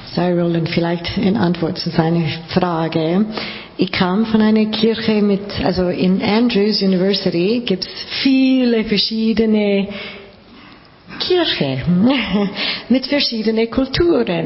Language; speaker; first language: German; non-native, learner; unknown